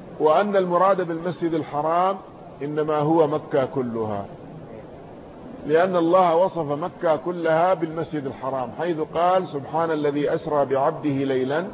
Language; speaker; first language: Arabic; native; Arabic